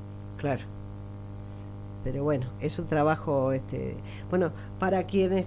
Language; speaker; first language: Spanish; native; Spanish